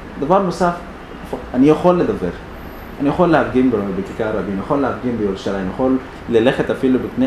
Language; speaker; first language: Hebrew; non-native, fluent; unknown